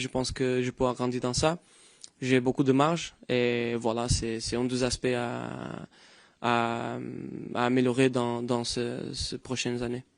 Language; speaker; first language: French; non-native, fluent; Portuguese